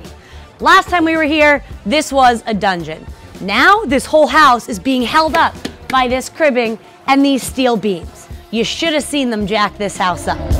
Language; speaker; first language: English; native; English